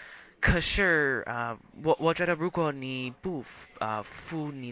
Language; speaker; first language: Chinese; non-native, learner; English